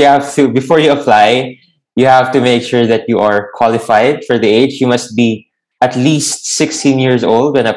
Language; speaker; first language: English; non-native, local second language; Filipino